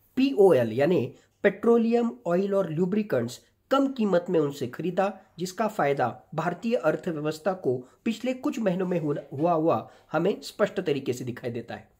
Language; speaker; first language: Hindi; non-native, local second language; Marathi